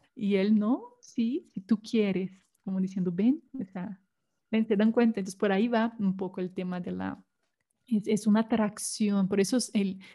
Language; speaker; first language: Spanish; non-native, fluent; Portuguese